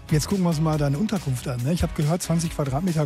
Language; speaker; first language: German; native; German